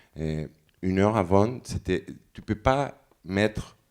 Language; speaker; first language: French; non-native, fluent; Spanish